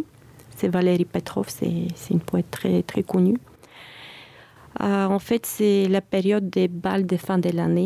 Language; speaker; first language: French; non-native, fluent; Bulgarian